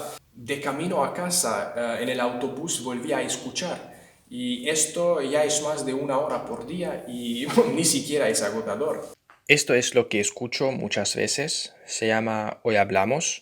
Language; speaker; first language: Spanish; non-native, fluent; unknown